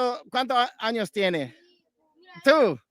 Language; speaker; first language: Spanish; non-native, learner; English